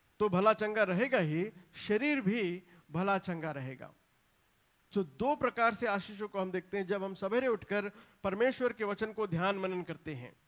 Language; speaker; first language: Hindi; non-native, local second language; Telugu